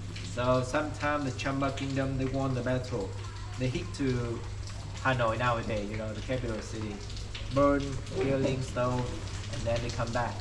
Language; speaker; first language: English; non-native, fluent; Vietnamese